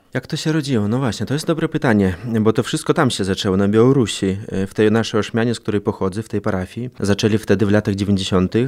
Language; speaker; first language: Polish; early bilingual, other home language; Belarusian